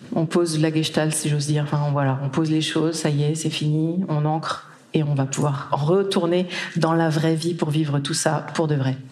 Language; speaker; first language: French; native; French